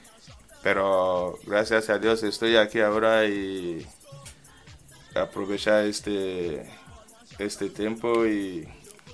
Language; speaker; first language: Spanish; non-native, learner; English